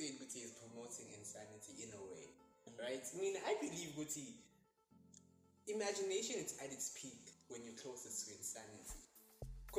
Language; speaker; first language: English; non-native, local second language; Zulu